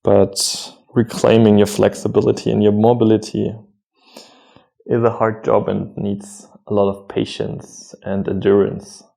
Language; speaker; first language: English; non-native, fluent; German